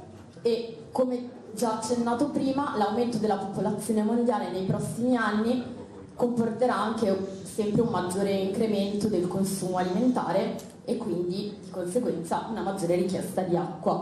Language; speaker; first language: Italian; native; Italian